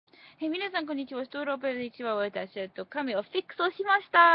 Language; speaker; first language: Japanese; non-native, learner; English